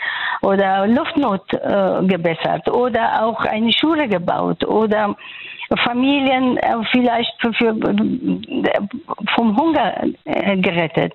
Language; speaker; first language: German; non-native, fluent; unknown